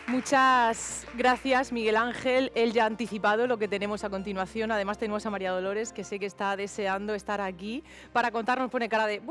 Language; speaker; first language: Spanish; native; Spanish